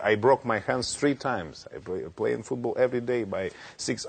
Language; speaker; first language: English; non-native, learner; Russian